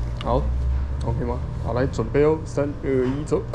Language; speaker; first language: Chinese; native; Chinese